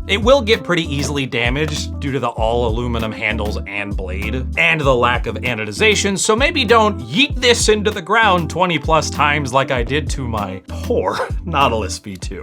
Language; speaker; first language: English; native; English